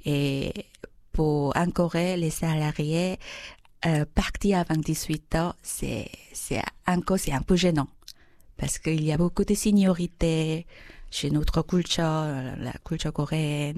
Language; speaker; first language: French; non-native, fluent; Korean